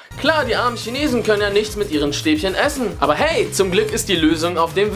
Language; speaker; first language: German; native; German